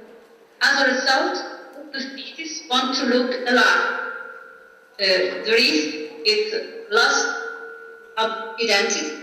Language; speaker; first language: English; non-native, learner; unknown